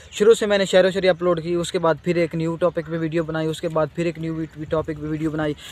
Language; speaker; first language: Urdu; non-native, local second language; Saraiki